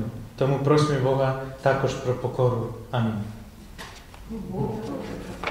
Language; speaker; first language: Ukrainian; non-native, fluent; Polish